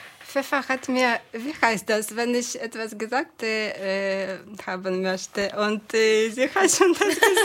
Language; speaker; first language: German; non-native, fluent; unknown